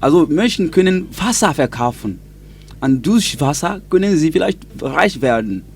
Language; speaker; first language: German; non-native, learner; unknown